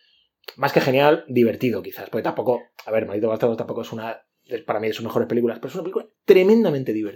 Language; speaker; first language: Spanish; native; Spanish